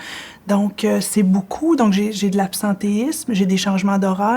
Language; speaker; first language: French; native; French